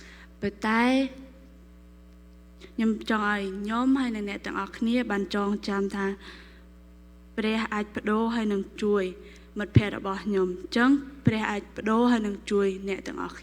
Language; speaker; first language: Khmer; non-native, local second language; Korean